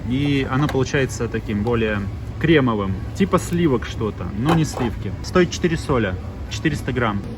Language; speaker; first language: Russian; native; Russian